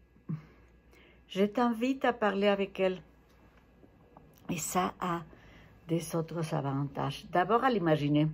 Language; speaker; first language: French; non-native, fluent; Spanish